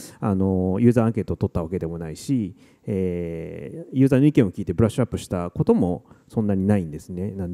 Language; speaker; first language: Japanese; native; Japanese